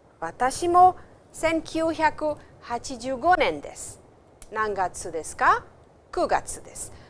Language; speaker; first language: Japanese; non-native, fluent; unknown